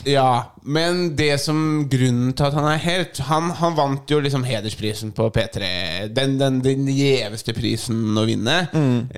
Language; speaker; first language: Norwegian; native; Norwegian